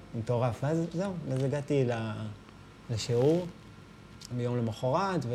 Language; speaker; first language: Hebrew; native; Hebrew